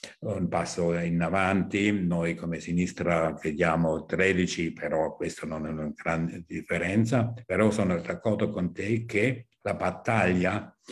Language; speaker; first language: Italian; non-native, fluent; German